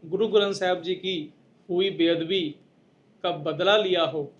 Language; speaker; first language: Hindi; non-native, local second language; Punjabi